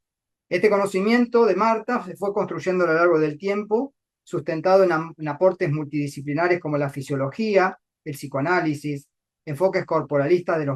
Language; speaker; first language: Spanish; native; Spanish